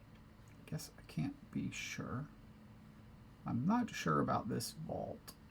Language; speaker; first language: English; native; English